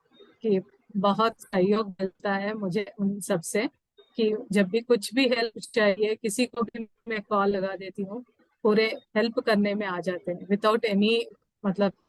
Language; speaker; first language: Hindi; native; Hindi